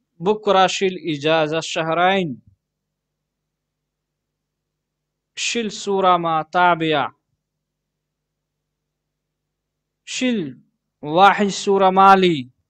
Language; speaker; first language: Arabic; non-native, learner; Urdu